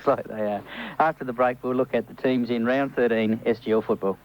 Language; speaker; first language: English; native; English